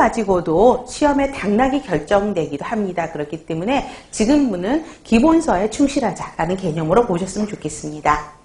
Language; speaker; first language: Korean; native; Korean